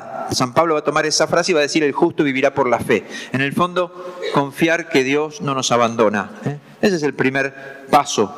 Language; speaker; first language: Spanish; native; Spanish